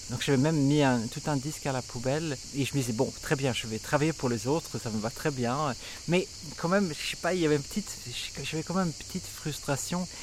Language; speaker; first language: French; non-native, fluent; Swedish